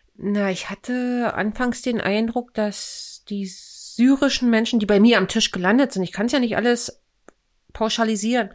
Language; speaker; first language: German; native; German